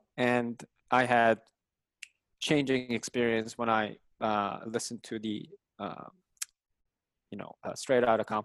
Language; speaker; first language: English; non-native, fluent; Korean